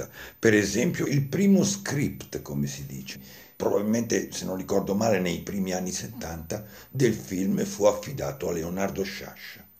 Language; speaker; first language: Italian; native; Italian